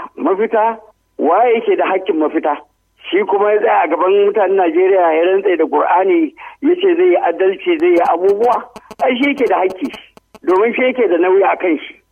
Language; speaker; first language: Hausa; native; Hausa